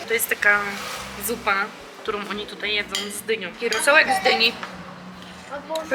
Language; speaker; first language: Polish; native; Polish